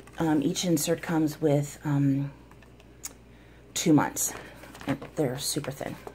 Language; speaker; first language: English; native; English